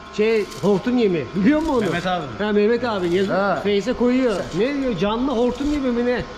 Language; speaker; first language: Turkish; native; Turkish